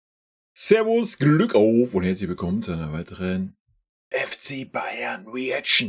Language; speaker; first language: German; native; German